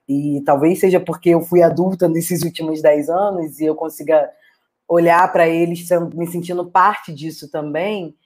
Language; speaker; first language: Portuguese; native; Portuguese